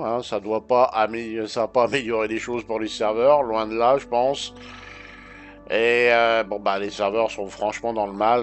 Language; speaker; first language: French; native; French